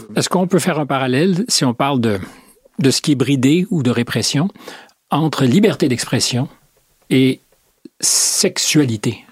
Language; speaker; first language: French; native; French